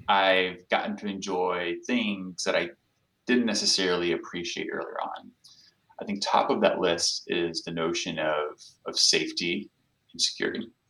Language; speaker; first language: English; non-native, fluent; Portuguese